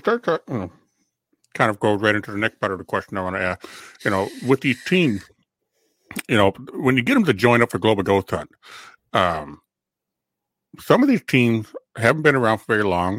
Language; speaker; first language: English; native; English